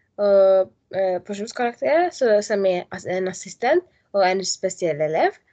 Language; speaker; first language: Norwegian; non-native, learner; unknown